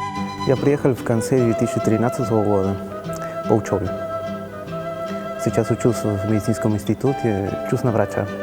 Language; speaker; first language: Russian; non-native, fluent; Spanish